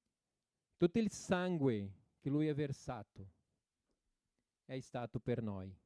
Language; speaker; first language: Italian; non-native, fluent; Portuguese